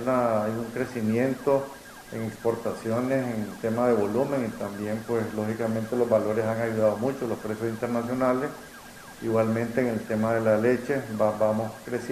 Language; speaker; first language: Spanish; native; Spanish